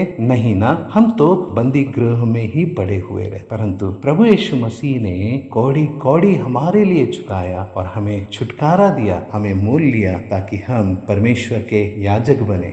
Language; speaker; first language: Hindi; native; Hindi